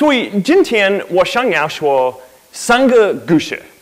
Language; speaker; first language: Chinese; non-native, learner; English